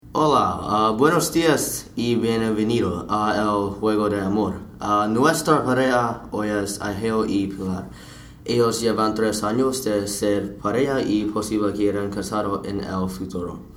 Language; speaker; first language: Spanish; non-native, learner; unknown